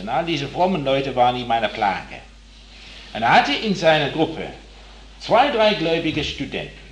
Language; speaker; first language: German; non-native, fluent; English